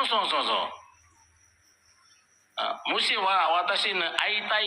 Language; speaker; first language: Japanese; non-native, learner; Indonesian